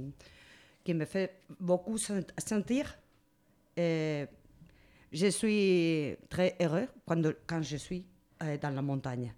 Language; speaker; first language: French; non-native, learner; Spanish